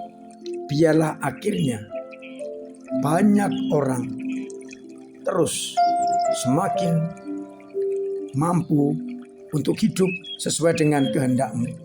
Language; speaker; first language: Indonesian; non-native, local second language; Javanese